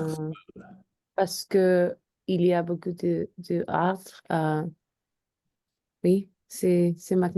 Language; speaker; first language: French; non-native, learner; Spanish